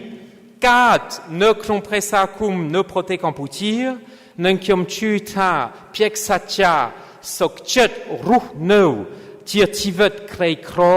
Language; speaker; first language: Khmer; non-native, fluent; French